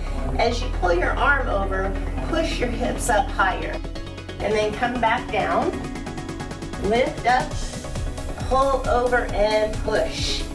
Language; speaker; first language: English; native; English